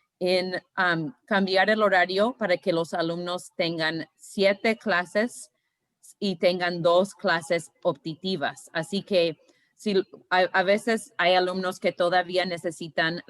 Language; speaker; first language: Spanish; early bilingual, heritage; Spanish